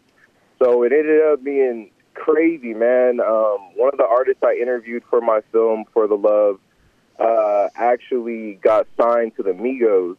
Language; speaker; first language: English; native; English